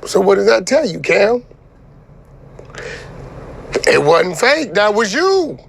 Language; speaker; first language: English; native; English